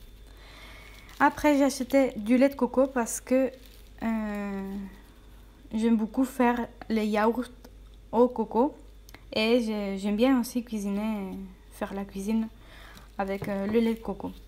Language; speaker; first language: French; non-native, fluent; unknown